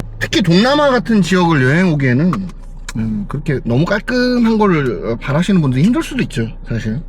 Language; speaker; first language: Korean; native; Korean